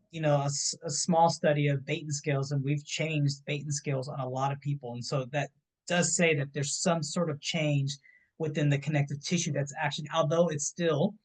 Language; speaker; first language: English; native; English